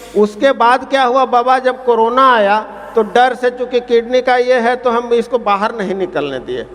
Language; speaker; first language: Hindi; native; Hindi